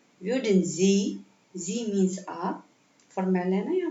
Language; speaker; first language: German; non-native, fluent; Hindi